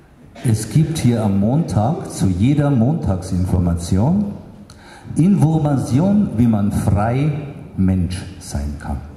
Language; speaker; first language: German; native; German